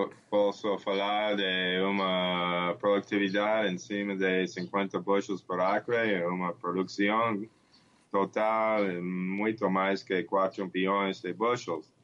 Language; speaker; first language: Portuguese; non-native, learner; English